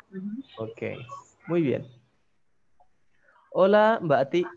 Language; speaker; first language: Spanish; non-native, fluent; Indonesian